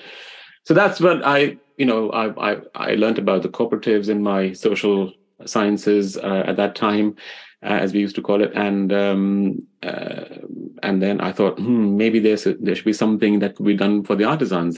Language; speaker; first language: English; non-native, local second language; Hindi